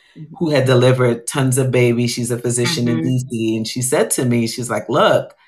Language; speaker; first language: English; native; English